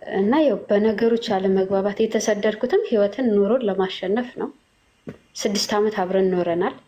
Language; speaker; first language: Amharic; native; Amharic